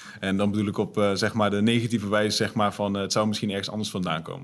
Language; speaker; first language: Dutch; native; Dutch